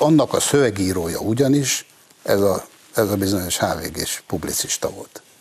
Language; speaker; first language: Hungarian; native; Hungarian